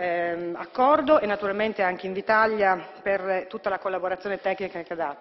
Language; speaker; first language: Italian; native; Italian